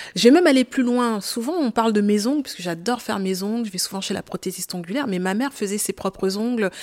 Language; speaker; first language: French; native; French